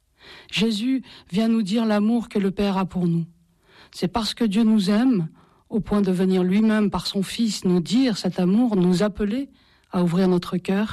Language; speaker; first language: French; native; French